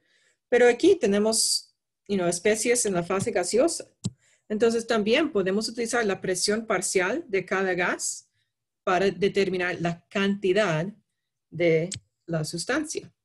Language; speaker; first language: Spanish; non-native, fluent; English